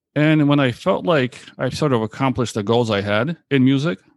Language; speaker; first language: English; early bilingual, other home language; Polish